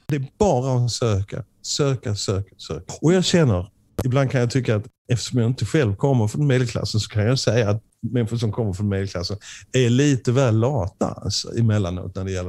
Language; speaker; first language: Swedish; native; Swedish